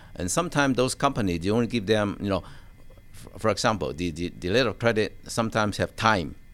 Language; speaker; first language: English; non-native, local second language; Cantonese